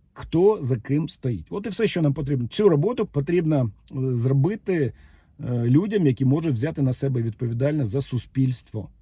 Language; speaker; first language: Ukrainian; native; Ukrainian